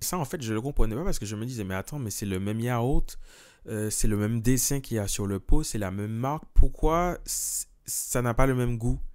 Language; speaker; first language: French; native; French